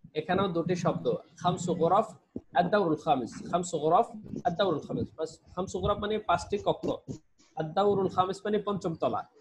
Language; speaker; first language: Arabic; non-native, fluent; Bangla